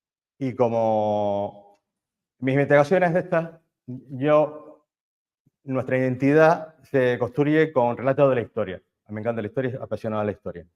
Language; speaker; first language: Spanish; native; Spanish